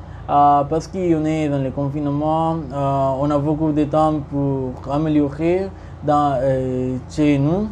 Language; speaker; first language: French; non-native, learner; Spanish